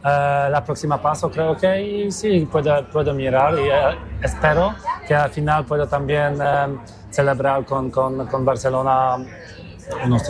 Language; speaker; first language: Spanish; non-native, fluent; Polish